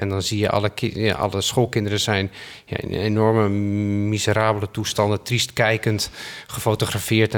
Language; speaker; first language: Dutch; native; Dutch